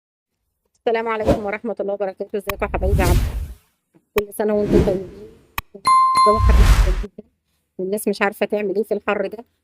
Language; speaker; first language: Arabic; native; Arabic